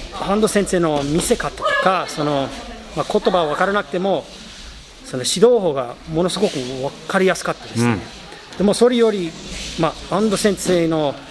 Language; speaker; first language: Japanese; non-native, fluent; English